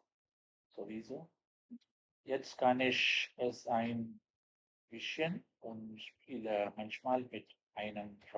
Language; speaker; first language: German; non-native, learner; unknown